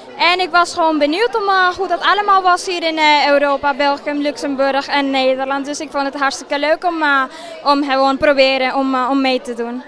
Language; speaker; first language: Dutch; non-native, fluent; Spanish